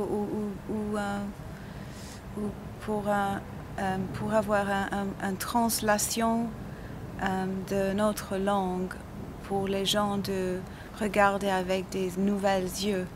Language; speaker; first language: French; non-native, learner; English